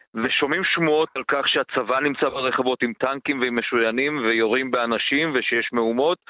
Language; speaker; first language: Hebrew; early bilingual, other home language; Romanian